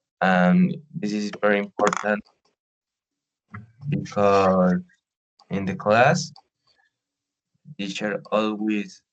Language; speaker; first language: English; non-native, learner; Spanish